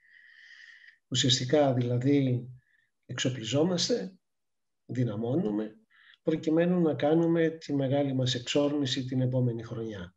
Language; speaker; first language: Greek; native; Greek